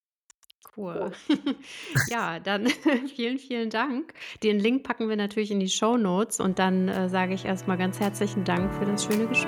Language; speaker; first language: German; native; German